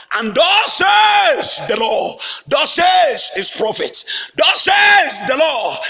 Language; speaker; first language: English; non-native, local second language; Yoruba